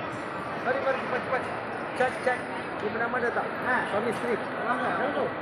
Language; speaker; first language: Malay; non-native, local second language; Tamil